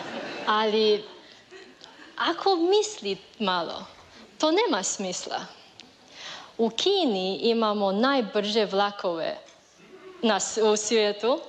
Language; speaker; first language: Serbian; non-native, learner; Chinese